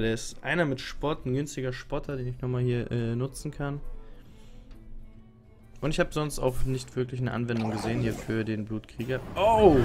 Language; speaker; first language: German; native; German